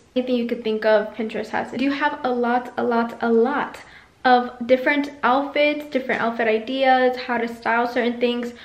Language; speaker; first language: English; early bilingual, other home language; Spanish